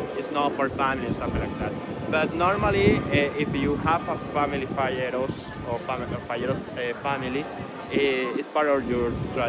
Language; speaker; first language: English; non-native, learner; Spanish